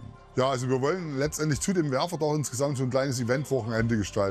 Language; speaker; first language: German; native; German